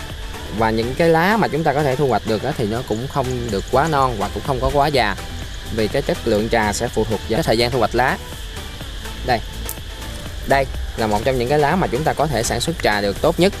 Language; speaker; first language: Vietnamese; native; Vietnamese